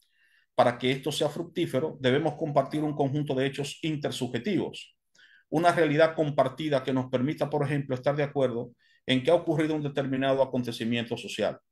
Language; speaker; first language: Spanish; native; Spanish